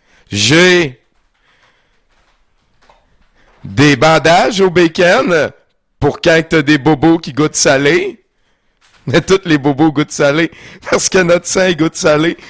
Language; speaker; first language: French; native; French